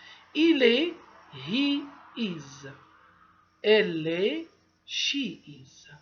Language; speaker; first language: French; non-native, fluent; Arabic